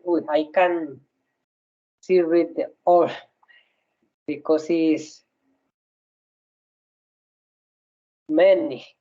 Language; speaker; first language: English; non-native, learner; Spanish